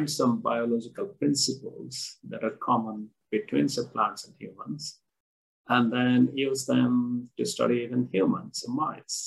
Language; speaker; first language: English; non-native, local second language; Odia